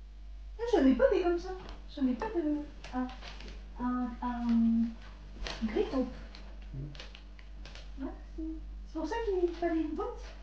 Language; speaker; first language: French; native; French